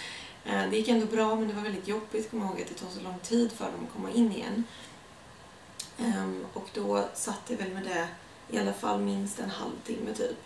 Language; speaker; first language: Swedish; native; Swedish